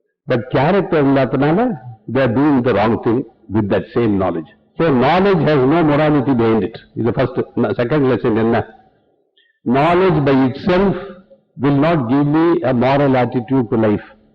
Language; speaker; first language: English; non-native, local second language; Tamil